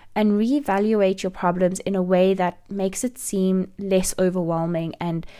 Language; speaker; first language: English; native; English